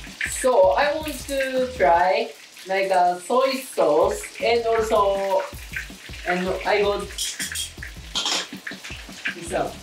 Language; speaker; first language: English; non-native, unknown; Japanese